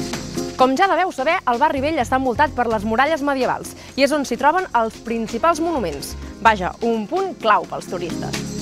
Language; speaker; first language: Catalan; native; Catalan